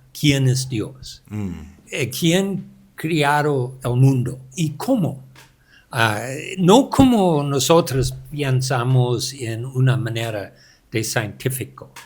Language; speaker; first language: Spanish; non-native, learner; English